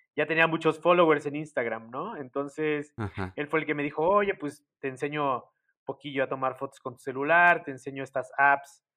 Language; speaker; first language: Spanish; native; Spanish